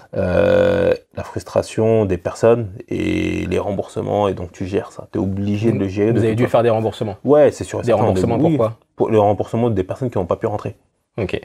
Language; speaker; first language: French; native; French